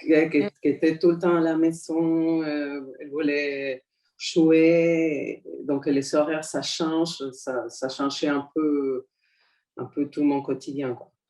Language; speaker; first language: French; non-native, fluent; Spanish